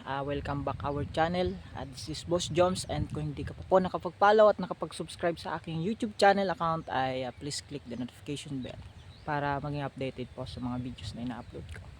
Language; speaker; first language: Filipino; non-native, local second language; Bikol